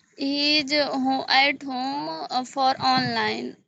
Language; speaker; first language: English; non-native, learner; Hindi